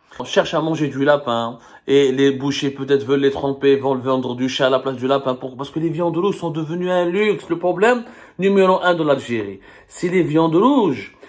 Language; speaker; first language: French; non-native, local second language; Arabic